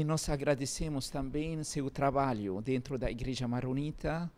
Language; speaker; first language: Portuguese; non-native, learner; Arabic